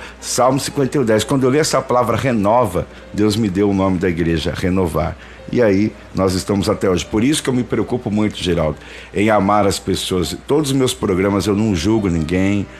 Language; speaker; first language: Portuguese; native; Portuguese